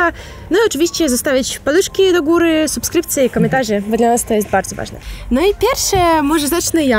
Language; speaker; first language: Polish; non-native, fluent; Ukrainian